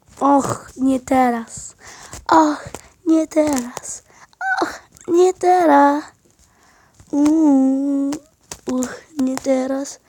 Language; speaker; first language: Polish; native; Polish